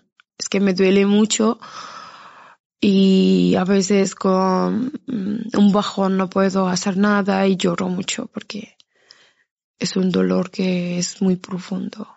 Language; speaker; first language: Spanish; non-native, fluent; Persian